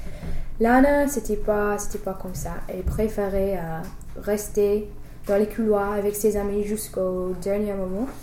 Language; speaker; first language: French; non-native, fluent; English